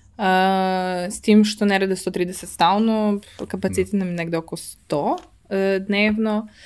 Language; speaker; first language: Serbian; early bilingual, heritage; Serbian